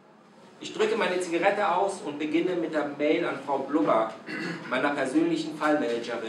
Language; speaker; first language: German; non-native, fluent; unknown